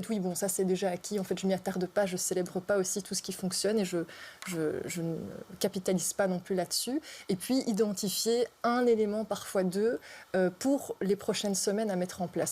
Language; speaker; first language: French; native; French